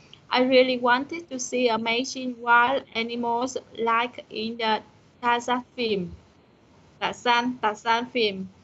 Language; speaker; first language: English; non-native, learner; Vietnamese